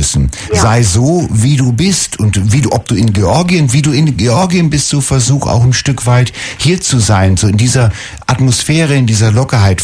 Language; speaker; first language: German; native; German